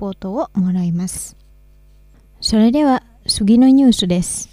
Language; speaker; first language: Japanese; non-native, fluent; Indonesian